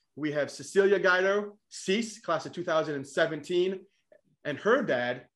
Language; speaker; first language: English; native; English